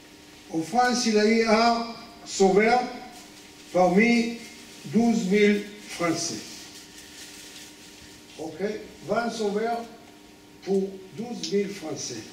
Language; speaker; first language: French; non-native, fluent; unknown